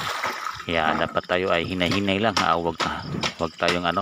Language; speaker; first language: Filipino; native; Filipino